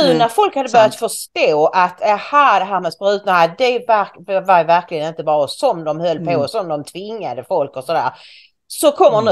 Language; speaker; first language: Swedish; native; Swedish